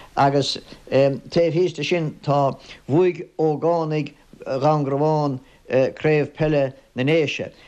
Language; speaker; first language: Irish; native; Irish